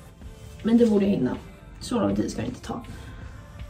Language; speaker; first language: Swedish; native; Swedish